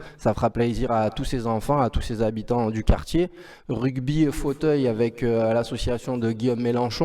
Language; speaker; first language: French; native; French